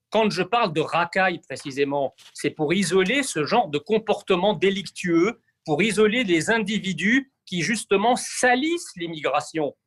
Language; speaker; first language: French; early bilingual, other home language; Arabic